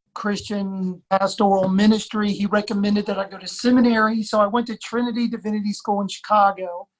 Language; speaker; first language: English; native; English